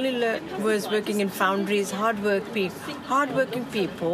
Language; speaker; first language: English; non-native, local second language; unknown